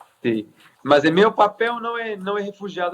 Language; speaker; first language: Portuguese; non-native, fluent; Arabic